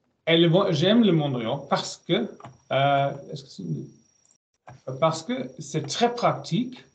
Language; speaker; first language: French; non-native, learner; German